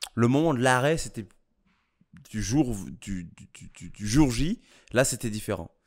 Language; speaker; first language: French; early bilingual, other home language; Kabuverdianu